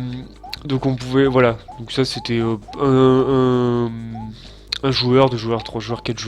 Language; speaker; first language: French; native; French